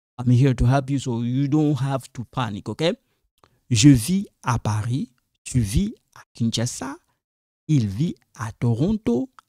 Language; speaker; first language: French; non-native, local second language; Lingala